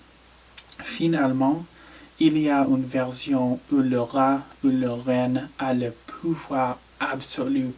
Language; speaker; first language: French; non-native, learner; English